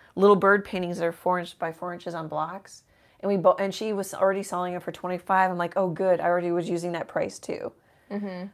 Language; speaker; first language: English; native; English